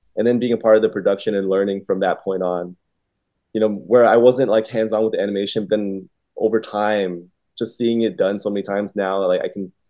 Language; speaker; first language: English; early bilingual, other home language; Vietnamese